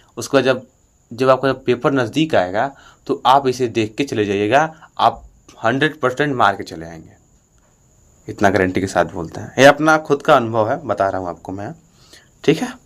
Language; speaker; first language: Hindi; native; Hindi